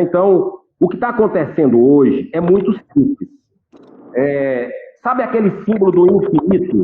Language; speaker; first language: Portuguese; native; Portuguese